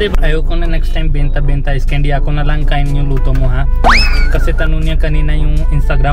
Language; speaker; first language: Filipino; non-native, learner; Punjabi